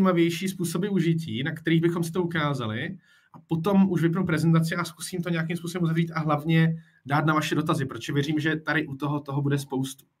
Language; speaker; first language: Czech; native; Czech